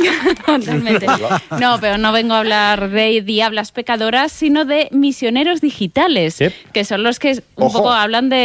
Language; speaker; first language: Spanish; native; Spanish